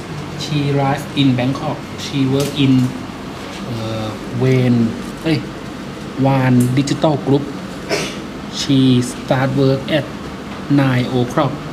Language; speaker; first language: English; non-native, learner; Thai